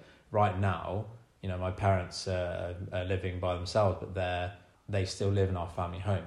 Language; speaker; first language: English; native; English